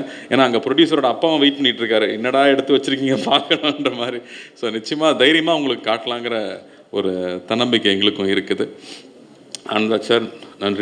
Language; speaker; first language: Tamil; native; Tamil